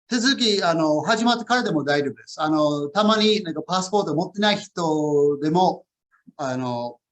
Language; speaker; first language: Japanese; non-native, fluent; English